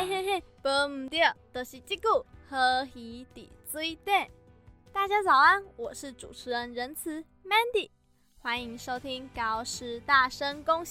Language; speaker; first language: Chinese; native; Chinese